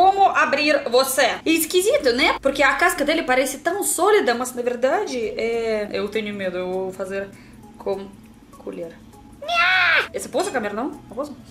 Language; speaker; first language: Portuguese; non-native, learner; Russian